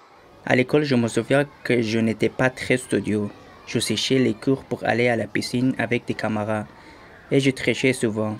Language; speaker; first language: French; non-native, learner; Persian